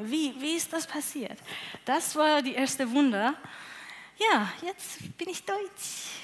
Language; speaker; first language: German; non-native, learner; Persian